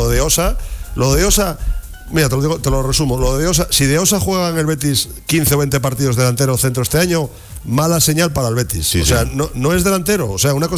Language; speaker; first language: Spanish; native; Spanish